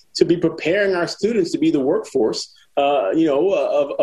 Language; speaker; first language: English; native; English